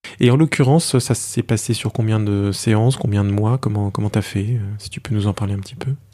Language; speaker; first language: French; native; French